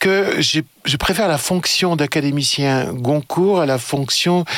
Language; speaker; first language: French; native; French